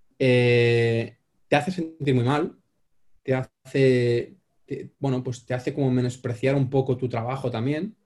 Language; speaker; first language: Spanish; non-native, local second language; Catalan